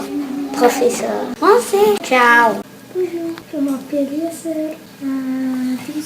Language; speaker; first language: French; early bilingual, other home language; Albanian